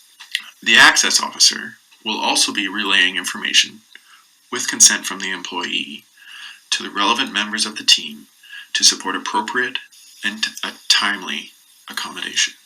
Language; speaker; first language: English; native; English